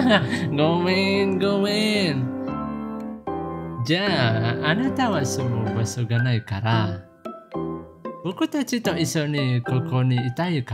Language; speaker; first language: Japanese; non-native, learner; Indonesian